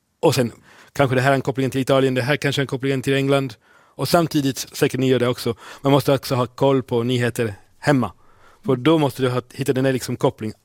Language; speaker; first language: Swedish; non-native, fluent; Italian